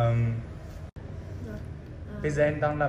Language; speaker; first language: Vietnamese; non-native, fluent; Chinese